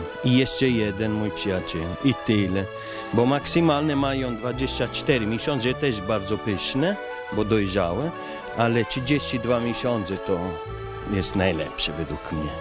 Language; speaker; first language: Polish; non-native, fluent; Italian